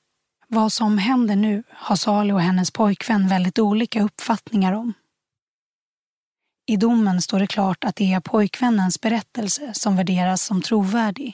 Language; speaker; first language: Swedish; native; Swedish